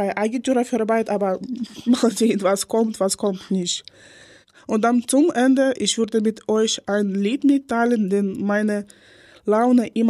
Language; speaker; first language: German; non-native, learner; Ukrainian